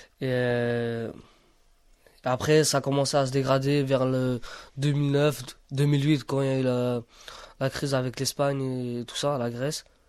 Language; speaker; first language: French; early bilingual, other home language; Romany